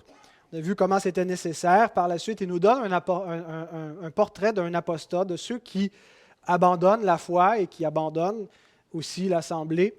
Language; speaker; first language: French; native; French